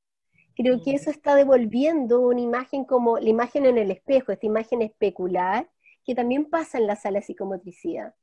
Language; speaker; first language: Spanish; native; Spanish